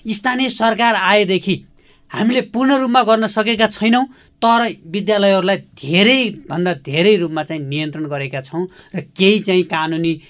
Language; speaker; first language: Nepali; native; Nepali